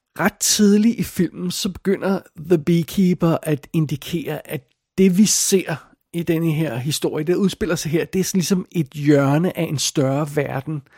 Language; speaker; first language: Danish; native; Danish